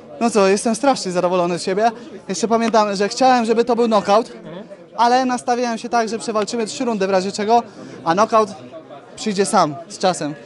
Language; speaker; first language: Polish; native; Polish